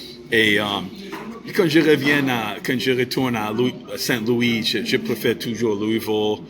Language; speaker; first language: French; non-native, fluent; English